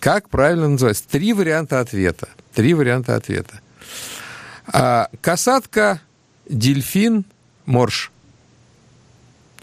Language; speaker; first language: Russian; native; Russian